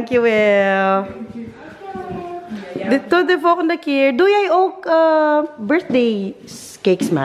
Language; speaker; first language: Dutch; non-native, learner; Filipino